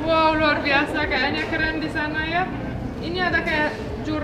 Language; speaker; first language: Indonesian; non-native, fluent; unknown